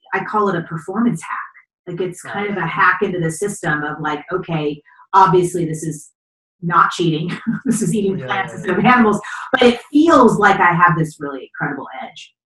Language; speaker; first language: English; native; English